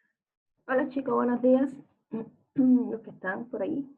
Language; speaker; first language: Spanish; native; Spanish